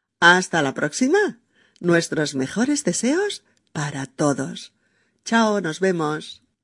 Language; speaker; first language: Spanish; native; Spanish